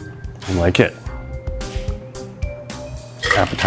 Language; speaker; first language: English; native; English